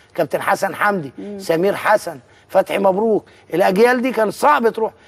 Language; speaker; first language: Arabic; native; Arabic